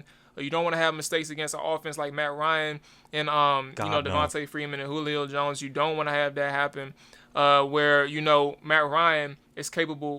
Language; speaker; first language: English; native; English